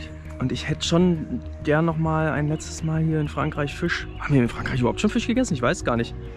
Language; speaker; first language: German; native; German